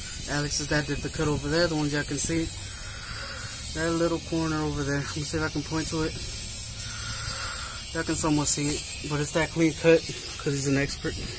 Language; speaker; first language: English; early bilingual, other home language; Spanish